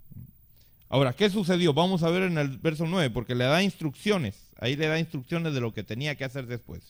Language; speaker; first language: Spanish; native; Spanish